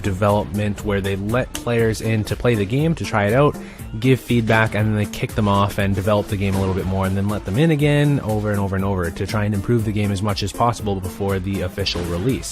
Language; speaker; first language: English; native; English